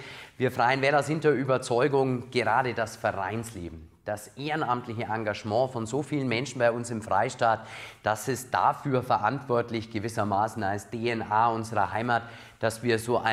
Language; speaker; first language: German; native; German